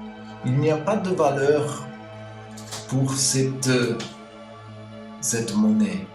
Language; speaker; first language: French; non-native, learner; German